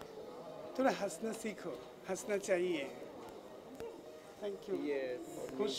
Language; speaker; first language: Hindi; non-native, fluent; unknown